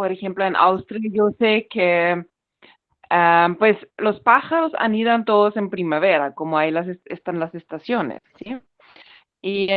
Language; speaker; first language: Spanish; non-native, fluent; German